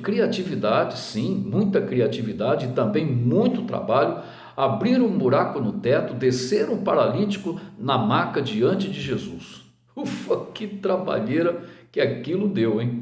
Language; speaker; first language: Portuguese; native; Portuguese